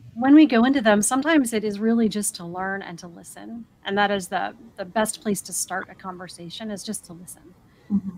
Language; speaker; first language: English; native; English